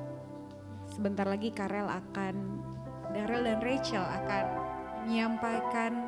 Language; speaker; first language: Indonesian; native; Indonesian